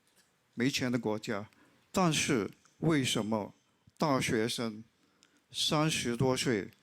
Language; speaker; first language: Chinese; non-native, local second language; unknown